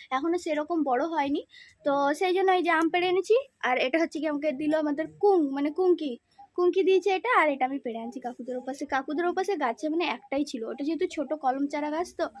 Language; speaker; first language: Bangla; non-native, local second language; Santali